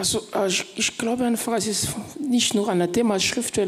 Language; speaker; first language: German; non-native, fluent; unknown